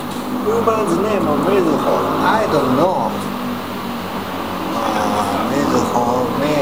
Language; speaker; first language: English; non-native, learner; Japanese